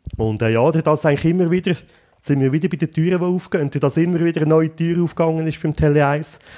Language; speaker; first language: German; native; German